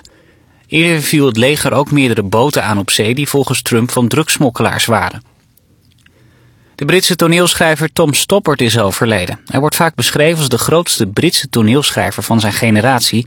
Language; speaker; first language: Dutch; native; Dutch